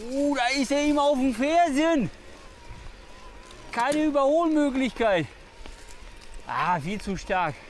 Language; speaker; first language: German; native; German